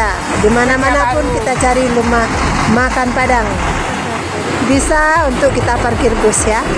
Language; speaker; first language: Indonesian; native; Indonesian